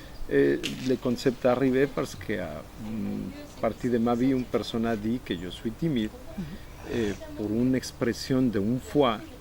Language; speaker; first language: French; non-native, fluent; Spanish